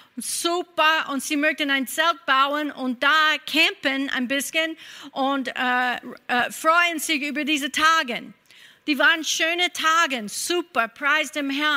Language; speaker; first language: German; non-native, fluent; English